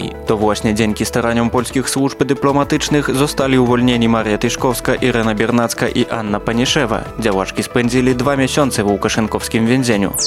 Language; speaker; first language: Polish; native; Polish